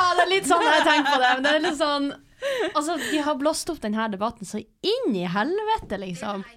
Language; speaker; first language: Norwegian; native; Norwegian